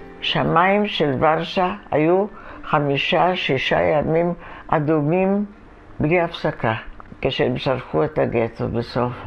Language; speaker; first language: Hebrew; non-native, fluent; Polish